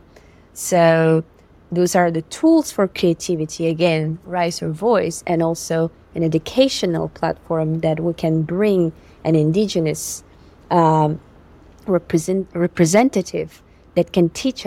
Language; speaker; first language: English; non-native, fluent; Yakut